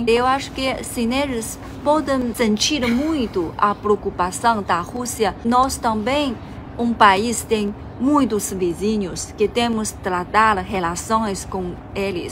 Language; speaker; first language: Portuguese; non-native, fluent; Chinese